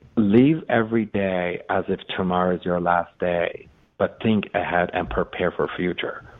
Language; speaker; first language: English; non-native, fluent; Persian